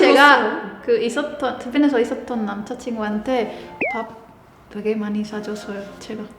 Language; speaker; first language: Korean; non-native, learner; Spanish